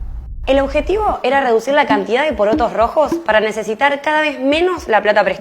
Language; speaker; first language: Spanish; native; Spanish